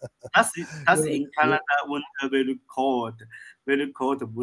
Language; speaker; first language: English; non-native, learner; Chinese